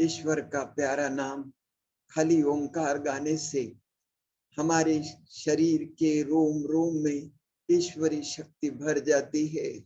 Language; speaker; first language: Hindi; non-native, local second language; Marathi